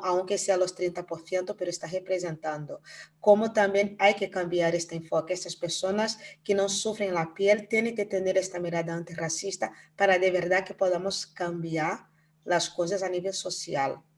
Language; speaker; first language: Spanish; non-native, fluent; Portuguese